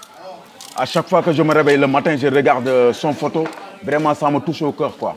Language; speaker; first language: French; non-native, local second language; Wolof